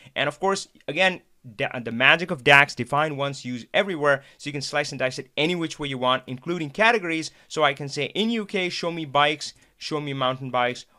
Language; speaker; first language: English; non-native, local second language; Hindi